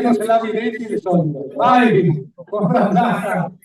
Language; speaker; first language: Italian; native; Italian